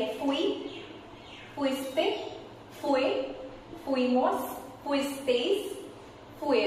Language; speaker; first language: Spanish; non-native, fluent; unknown